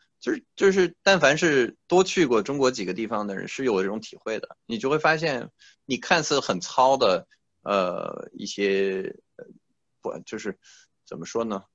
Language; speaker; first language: Chinese; non-native, fluent; French